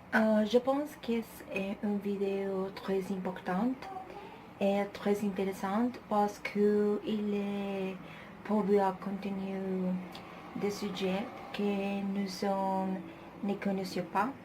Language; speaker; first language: French; non-native, learner; Spanish